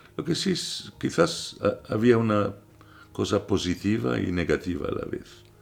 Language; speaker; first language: Spanish; non-native, fluent; French